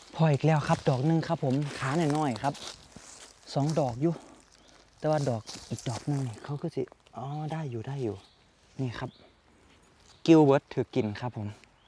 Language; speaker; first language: Thai; native; Thai